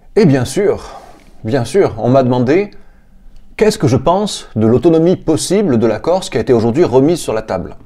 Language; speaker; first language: French; native; French